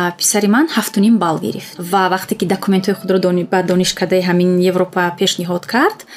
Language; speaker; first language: Tajik; non-native, local second language; Russian